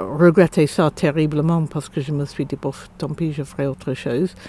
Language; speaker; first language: French; non-native, fluent; English